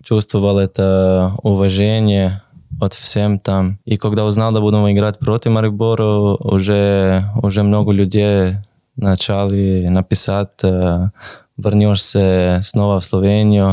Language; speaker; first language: Russian; non-native, learner; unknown